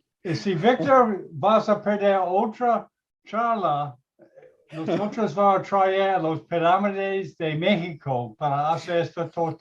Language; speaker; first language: Spanish; non-native, learner; English